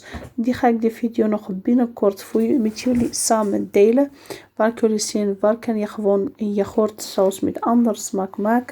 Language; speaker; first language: Dutch; non-native, learner; Arabic